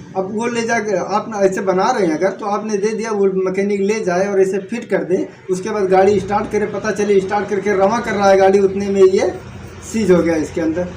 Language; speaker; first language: Hindi; native; Hindi